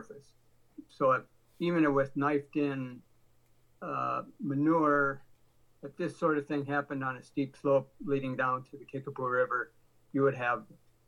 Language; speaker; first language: English; native; English